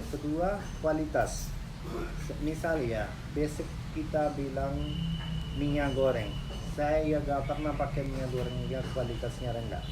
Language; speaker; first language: Indonesian; non-native, learner; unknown